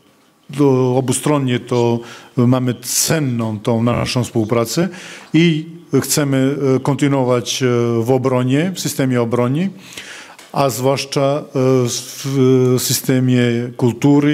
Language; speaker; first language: Polish; non-native, fluent; Serbian